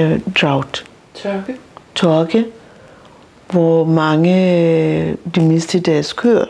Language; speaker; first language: Danish; non-native, local second language; Masai